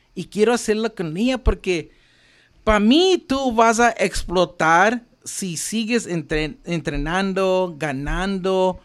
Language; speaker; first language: Spanish; early bilingual, heritage; Spanish